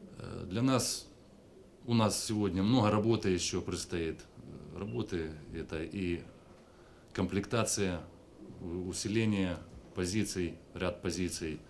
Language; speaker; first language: Russian; native; Russian